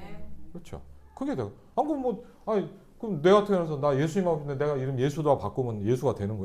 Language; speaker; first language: Korean; native; Korean